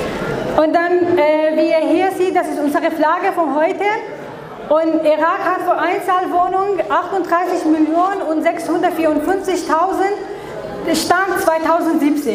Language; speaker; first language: German; non-native, learner; Kurdish